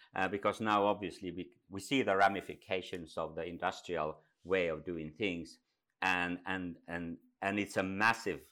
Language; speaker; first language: English; non-native, fluent; Finnish